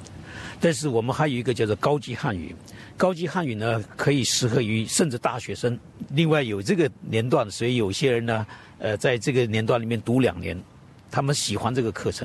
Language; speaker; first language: Chinese; native; Chinese